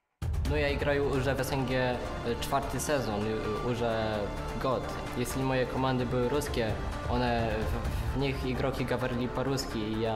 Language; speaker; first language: Russian; non-native, learner; Polish